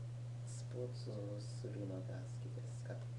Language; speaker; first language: Japanese; non-native, learner; English